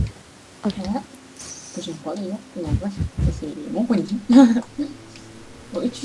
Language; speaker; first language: French; native; French